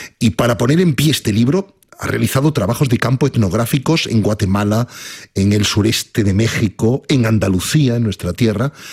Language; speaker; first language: Spanish; native; Spanish